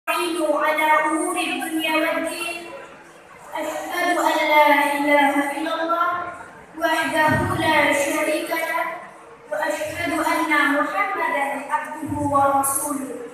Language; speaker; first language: Arabic; non-native, learner; Madurese